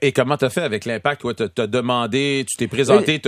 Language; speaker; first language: French; native; French